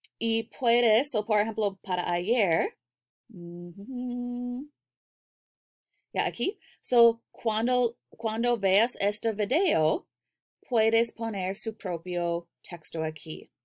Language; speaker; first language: Spanish; non-native, learner; English